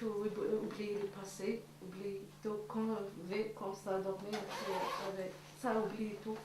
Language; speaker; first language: French; non-native, learner; Arabic